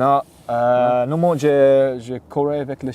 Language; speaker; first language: French; non-native, learner; English